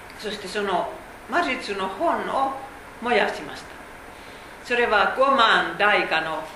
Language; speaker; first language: Japanese; non-native, fluent; Finnish